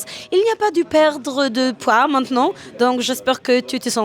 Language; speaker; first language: French; non-native, learner; Polish